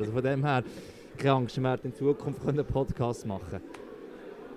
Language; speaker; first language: German; native; German